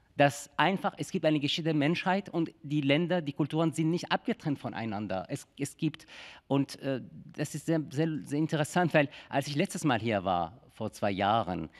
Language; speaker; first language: German; non-native, fluent; Persian